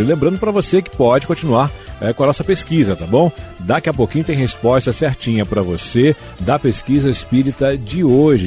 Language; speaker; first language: Portuguese; native; Portuguese